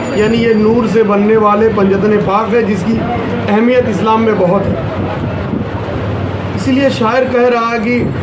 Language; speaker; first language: Urdu; native; Urdu